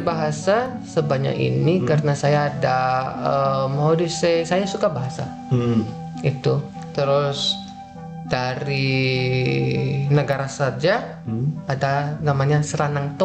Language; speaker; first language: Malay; non-native, fluent; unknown